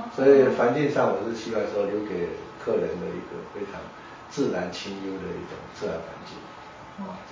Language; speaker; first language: Chinese; native; Chinese